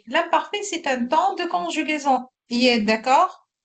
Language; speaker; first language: French; non-native, local second language; Arabic